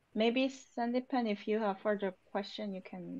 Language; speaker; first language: English; non-native, fluent; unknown